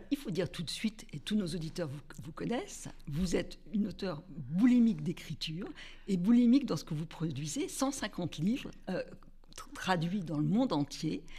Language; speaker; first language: French; native; French